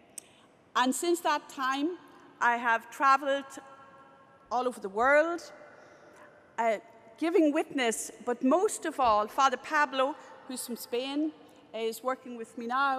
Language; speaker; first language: English; native; English